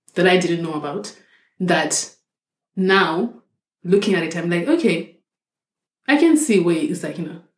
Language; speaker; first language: English; non-native, local second language; Shona